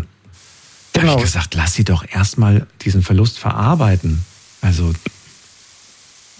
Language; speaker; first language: German; native; German